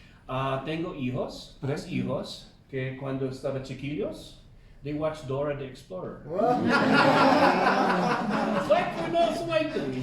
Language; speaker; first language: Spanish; early bilingual, heritage; Filipino